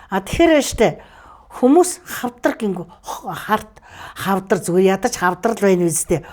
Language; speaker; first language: Mongolian; native; Mongolian